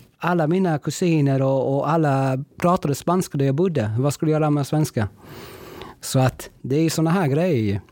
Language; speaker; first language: Swedish; early bilingual, other home language; Spanish